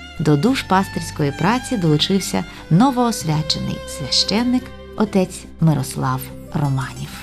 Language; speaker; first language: Ukrainian; native; Ukrainian